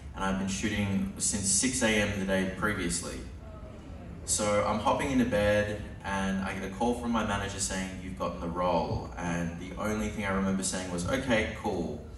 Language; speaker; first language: English; native; English